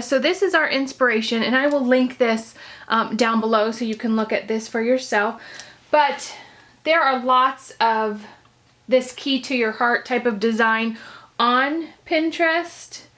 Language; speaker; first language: English; native; English